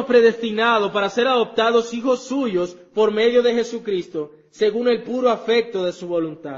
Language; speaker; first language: Spanish; native; Spanish